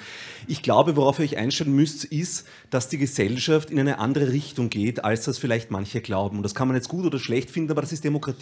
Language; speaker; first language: German; native; German